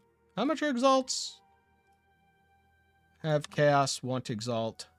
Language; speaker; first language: English; native; English